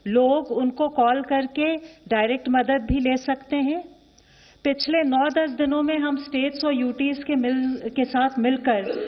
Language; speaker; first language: Hindi; native; Hindi